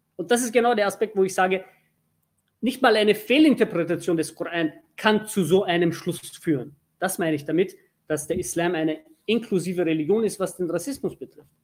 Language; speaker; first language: German; early bilingual, other home language; Turkish